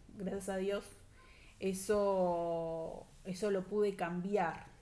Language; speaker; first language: Spanish; native; Spanish